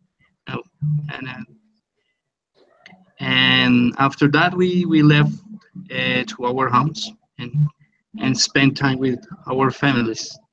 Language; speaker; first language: English; non-native, learner; Spanish